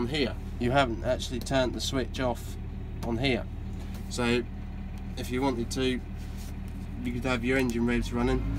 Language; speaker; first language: English; native; English